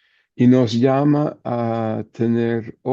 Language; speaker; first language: Spanish; non-native, fluent; English